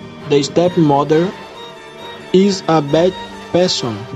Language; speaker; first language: English; non-native, learner; Portuguese